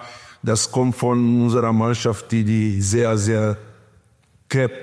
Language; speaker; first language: German; non-native, learner; Portuguese